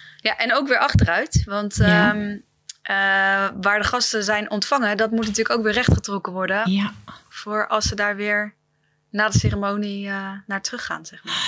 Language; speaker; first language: Dutch; native; Dutch